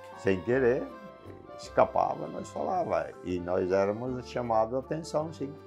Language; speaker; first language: Portuguese; non-native, local second language; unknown